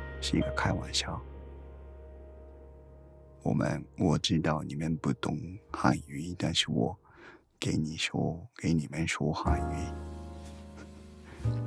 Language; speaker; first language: Chinese; non-native, learner; Japanese